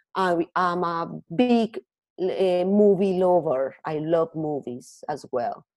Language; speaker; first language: English; non-native, learner; Spanish